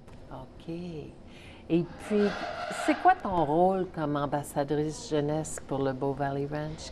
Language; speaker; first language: French; native; French